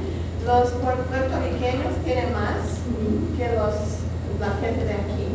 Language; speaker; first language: Spanish; non-native, learner; English